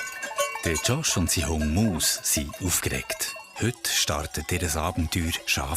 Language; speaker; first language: German; native; German